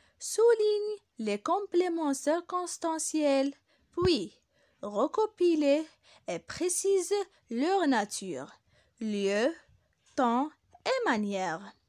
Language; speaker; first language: French; non-native, local second language; Arabic